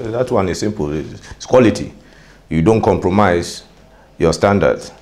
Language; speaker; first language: English; non-native, local second language; Hausa